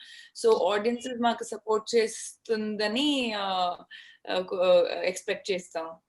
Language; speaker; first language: Telugu; non-native, learner; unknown